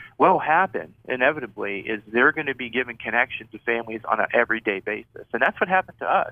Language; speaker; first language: English; native; English